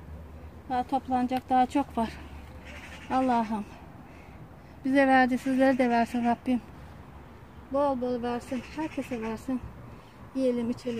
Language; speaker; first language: Turkish; native; Turkish